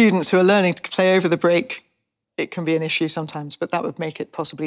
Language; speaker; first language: English; native; English